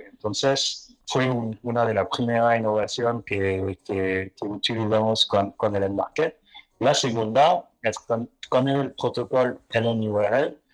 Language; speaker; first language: Spanish; non-native, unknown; French